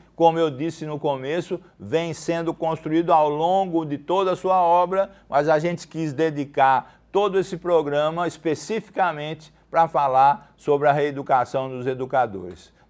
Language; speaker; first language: Portuguese; native; Portuguese